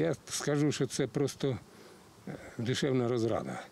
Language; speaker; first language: Ukrainian; native; Ukrainian